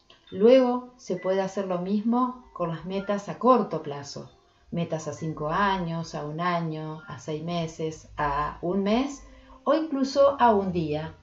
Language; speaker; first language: Spanish; native; Spanish